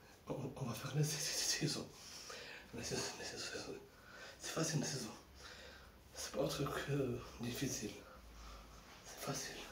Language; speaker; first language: French; non-native, fluent; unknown